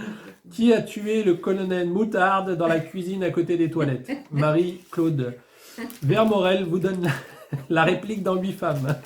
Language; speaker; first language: French; native; French